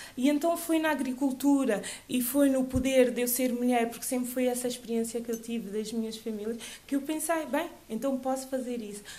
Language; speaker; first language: Portuguese; early bilingual, other home language; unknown